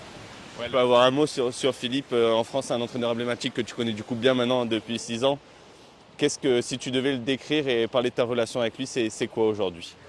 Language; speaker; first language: French; native; French